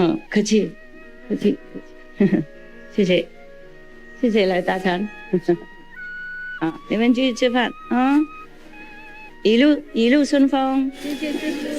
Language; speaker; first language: Chinese; non-native, fluent; Vietnamese